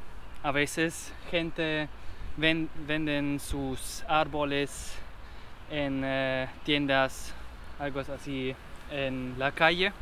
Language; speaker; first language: Spanish; non-native, learner; German